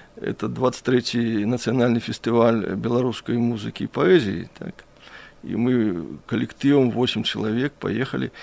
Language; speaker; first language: Belarusian; native; Belarusian